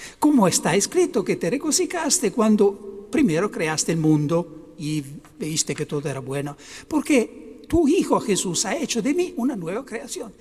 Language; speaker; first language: Spanish; non-native, fluent; Italian